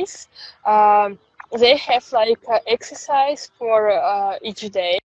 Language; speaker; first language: English; non-native, fluent; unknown